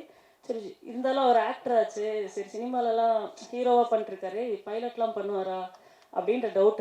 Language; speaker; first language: Tamil; native; Tamil